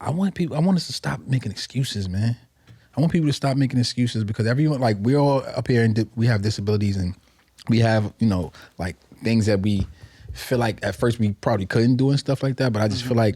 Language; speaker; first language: English; native; English